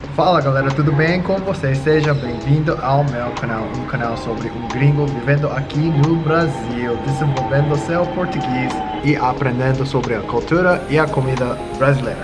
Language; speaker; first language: Portuguese; non-native, learner; English